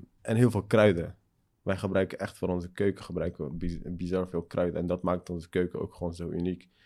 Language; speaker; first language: Dutch; early bilingual, other home language; Persian